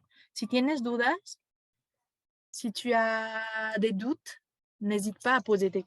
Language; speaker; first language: French; non-native, fluent; Spanish